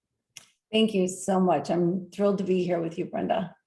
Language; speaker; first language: English; native; English